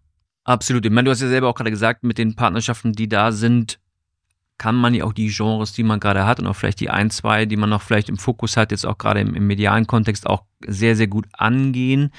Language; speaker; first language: German; native; German